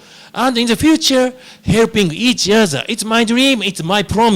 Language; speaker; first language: English; non-native, learner; Japanese